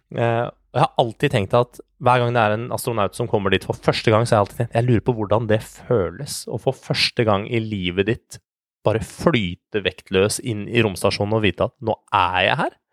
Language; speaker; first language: Norwegian; early bilingual, other home language; Persian